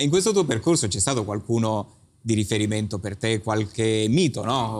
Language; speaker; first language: Italian; native; Italian